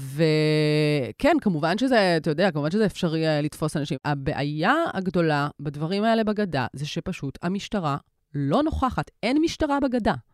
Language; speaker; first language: Hebrew; native; Hebrew